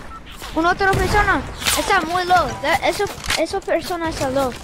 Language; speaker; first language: Spanish; non-native, learner; English